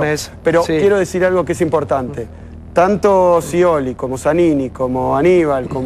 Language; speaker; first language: Spanish; native; Spanish